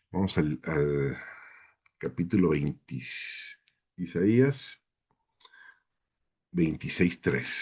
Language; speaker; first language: Spanish; native; Spanish